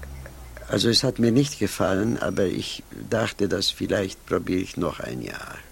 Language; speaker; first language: German; non-native, fluent; Hungarian